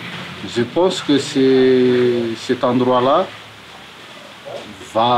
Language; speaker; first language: French; non-native, local second language; Malagasy